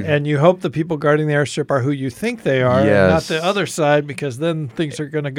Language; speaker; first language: English; native; English